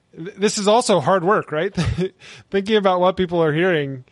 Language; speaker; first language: English; native; English